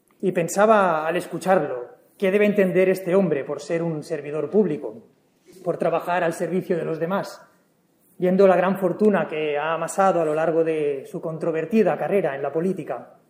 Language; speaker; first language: Spanish; native; Spanish